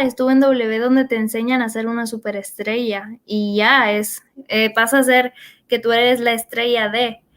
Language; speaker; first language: Spanish; native; Spanish